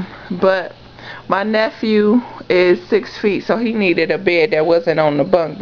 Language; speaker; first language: English; native; English